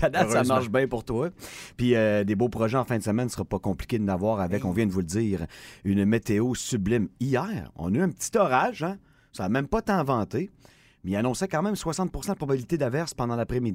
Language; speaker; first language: French; native; French